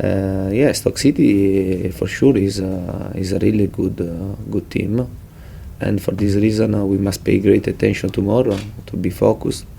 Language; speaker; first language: English; non-native, fluent; Italian